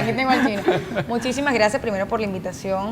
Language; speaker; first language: Spanish; native; Spanish